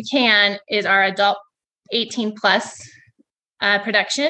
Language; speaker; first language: English; native; English